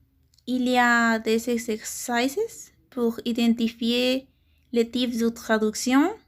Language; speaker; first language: French; non-native, learner; Spanish